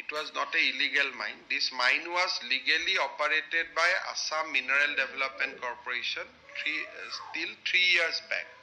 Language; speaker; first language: English; non-native, local second language; Assamese